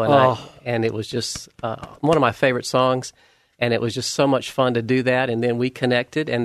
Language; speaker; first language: English; native; English